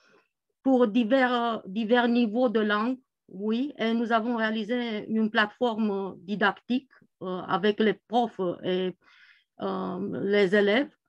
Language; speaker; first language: French; non-native, fluent; Romanian